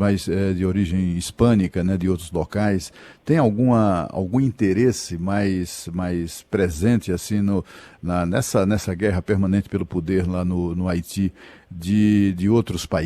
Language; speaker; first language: Portuguese; native; Portuguese